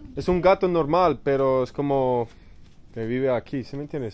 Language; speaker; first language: Spanish; non-native, learner; English